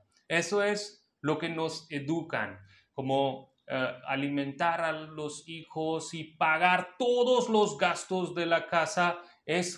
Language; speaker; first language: Spanish; non-native, local second language; Hindi